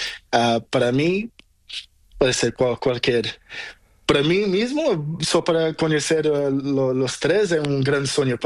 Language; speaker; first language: Spanish; non-native, learner; Portuguese